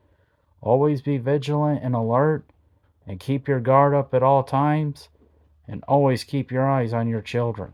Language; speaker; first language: English; native; English